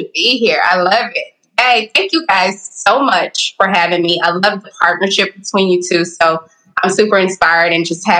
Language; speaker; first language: English; native; English